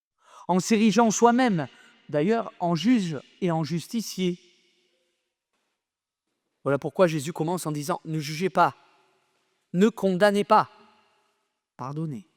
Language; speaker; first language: French; native; French